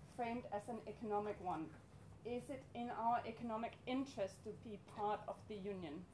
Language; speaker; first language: English; non-native, fluent; Danish